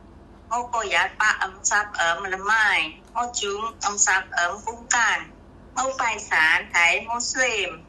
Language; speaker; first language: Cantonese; non-native, learner; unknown